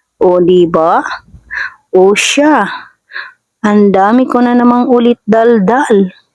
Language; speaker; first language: Filipino; non-native, local second language; Masbatenyo